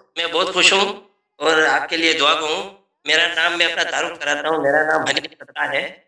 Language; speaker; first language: Urdu; non-native, local second language; Memoni